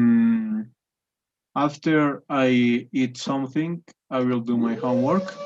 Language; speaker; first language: English; non-native, learner; Spanish